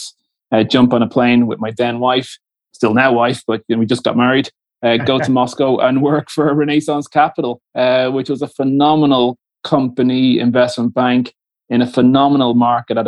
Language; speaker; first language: English; native; English